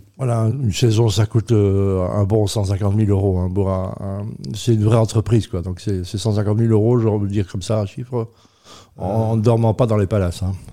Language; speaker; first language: French; native; French